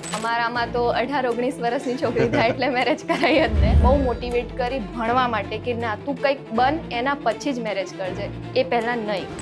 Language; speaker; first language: Gujarati; non-native, local second language; Rajasthani